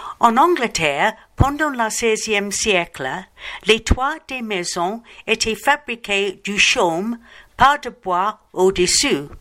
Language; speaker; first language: French; non-native, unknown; English